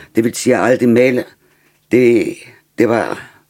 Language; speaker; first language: Danish; non-native, fluent; German